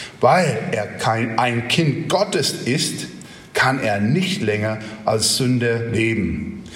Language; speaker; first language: German; non-native, fluent; English